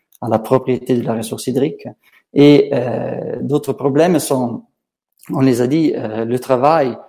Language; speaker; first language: French; non-native, local second language; Italian